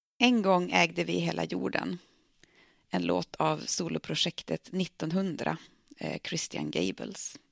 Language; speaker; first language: Swedish; native; Swedish